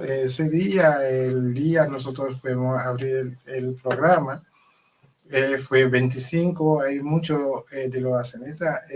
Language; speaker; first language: Spanish; non-native, fluent; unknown